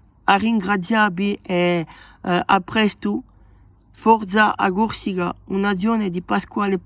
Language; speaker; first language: Italian; non-native, learner; French